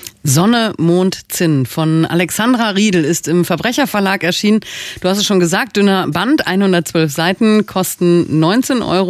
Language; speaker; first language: German; native; German